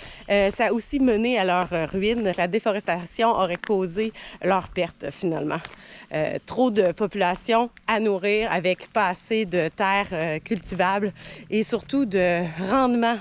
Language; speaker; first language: French; native; French